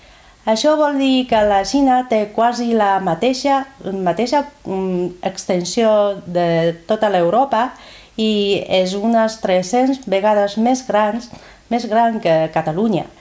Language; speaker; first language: Catalan; non-native, fluent; Chinese